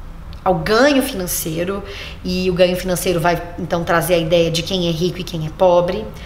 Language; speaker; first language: Portuguese; native; Portuguese